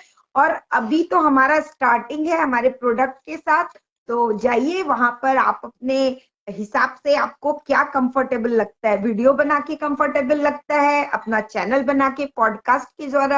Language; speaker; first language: Hindi; native; Hindi